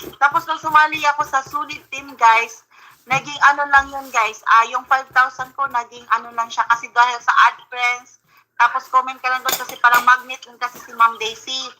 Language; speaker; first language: Filipino; native; Filipino